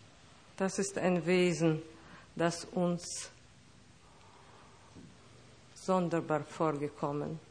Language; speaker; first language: German; non-native, fluent; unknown